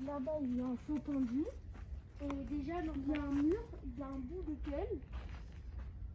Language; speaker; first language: French; native; French